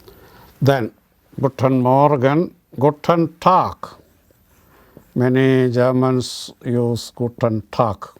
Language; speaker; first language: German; non-native, fluent; Malayalam